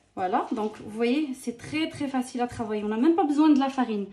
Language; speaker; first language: French; non-native, local second language; Arabic